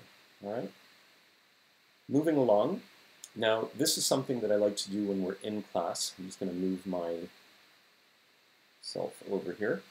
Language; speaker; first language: English; native; English